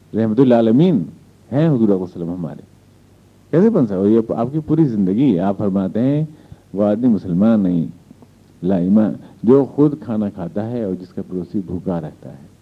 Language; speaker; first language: Urdu; native; Urdu